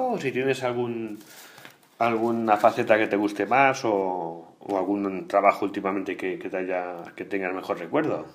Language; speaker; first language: Spanish; native; Spanish